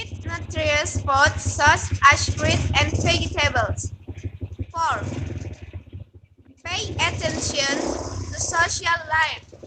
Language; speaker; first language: English; non-native, learner; Indonesian